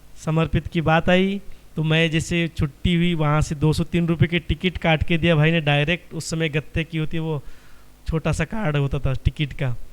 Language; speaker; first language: Hindi; non-native, local second language; Marathi